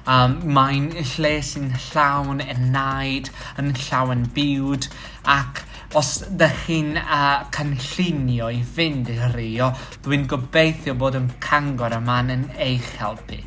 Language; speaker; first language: Welsh; non-native, fluent; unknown